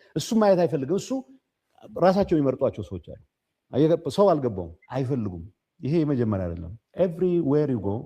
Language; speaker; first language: Amharic; non-native, local second language; Tigrinya